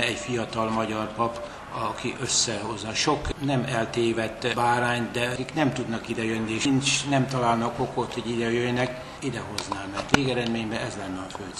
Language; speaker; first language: Hungarian; native; Hungarian